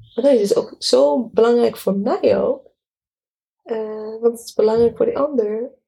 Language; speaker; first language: Dutch; non-native, fluent; Arabic